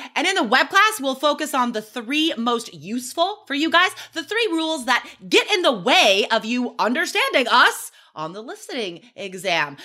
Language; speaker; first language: English; native; English